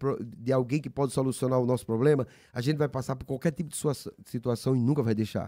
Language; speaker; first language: Portuguese; native; Portuguese